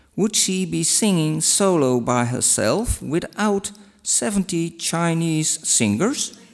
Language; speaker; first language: English; non-native, fluent; Western Frisian